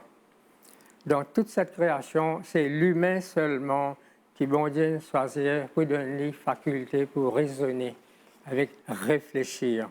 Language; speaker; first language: French; non-native, local second language; Morisyen